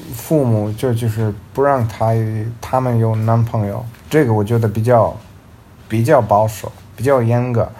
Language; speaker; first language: Chinese; non-native, fluent; Serbian